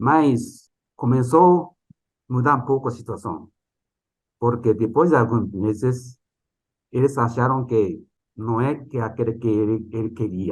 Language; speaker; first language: Portuguese; non-native, fluent; Japanese